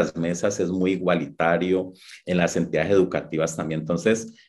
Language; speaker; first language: Spanish; native; Spanish